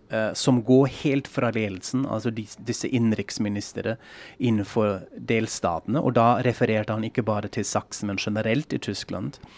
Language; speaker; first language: Norwegian; non-native, fluent; German